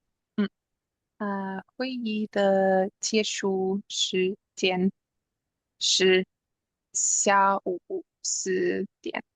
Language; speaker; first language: Chinese; non-native, learner; English